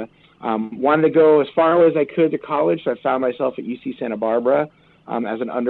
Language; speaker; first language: English; native; English